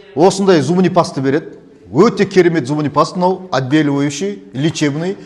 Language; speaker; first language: Russian; non-native, local second language; Kazakh